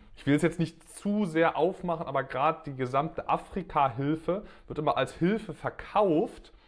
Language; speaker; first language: German; native; German